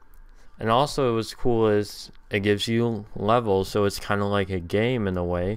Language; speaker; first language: English; native; English